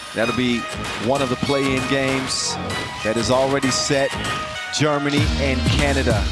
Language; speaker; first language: English; native; English